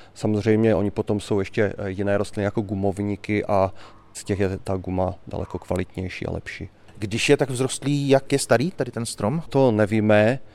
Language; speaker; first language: Czech; native; Czech